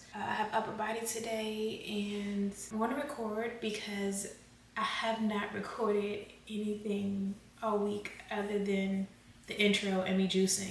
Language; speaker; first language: English; native; English